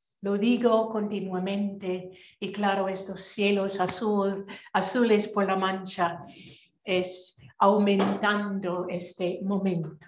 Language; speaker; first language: Spanish; non-native, fluent; English